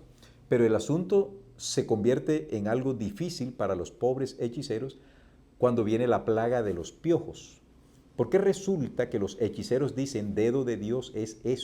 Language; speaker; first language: Spanish; native; Spanish